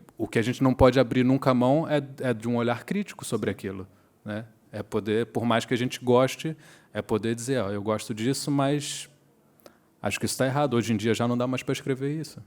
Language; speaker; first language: Portuguese; native; Portuguese